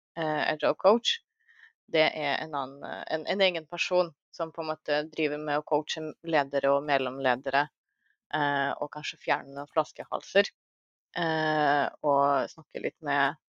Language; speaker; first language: Norwegian; non-native, fluent; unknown